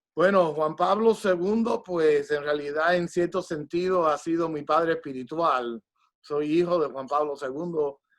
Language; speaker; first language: Spanish; early bilingual, heritage; Spanish